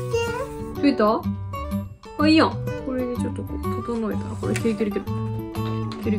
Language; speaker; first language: Japanese; native; Japanese